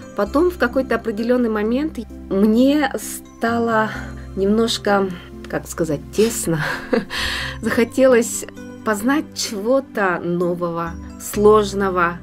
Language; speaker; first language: Russian; non-native, local second language; Yakut